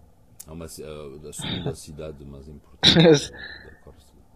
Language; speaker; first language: Portuguese; early bilingual, heritage; French